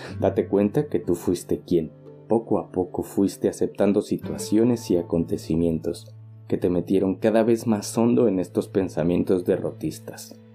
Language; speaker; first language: Spanish; native; Spanish